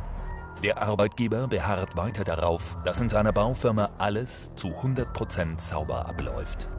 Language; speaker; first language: German; native; German